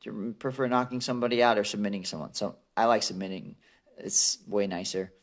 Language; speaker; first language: English; early bilingual, other home language; Assyrian Neo-Aramaic